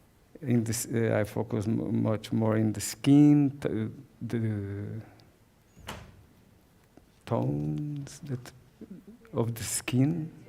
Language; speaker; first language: English; non-native, learner; Portuguese